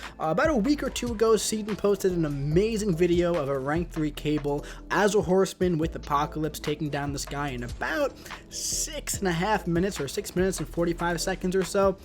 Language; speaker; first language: English; native; English